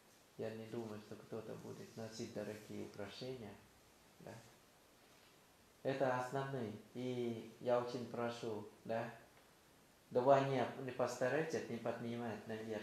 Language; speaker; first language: Russian; non-native, learner; Thai